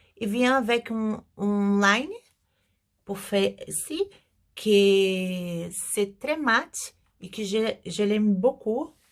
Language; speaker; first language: French; non-native, learner; Portuguese